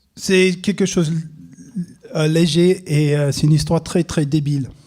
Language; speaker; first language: French; non-native, fluent; English